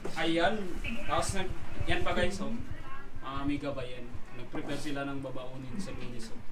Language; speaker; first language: Filipino; non-native, local second language; Cebuano